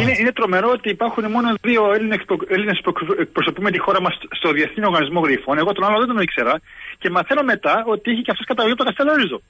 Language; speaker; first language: Greek; early bilingual, heritage; Greek